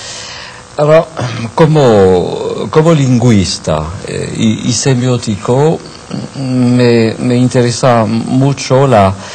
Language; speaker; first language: Spanish; non-native, fluent; French